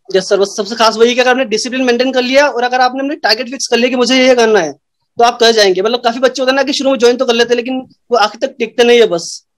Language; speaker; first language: Hindi; native; Hindi